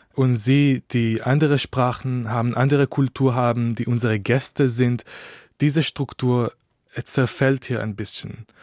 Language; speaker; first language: German; non-native, fluent; Hebrew